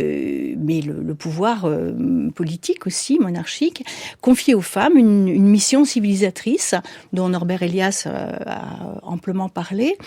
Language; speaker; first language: French; native; French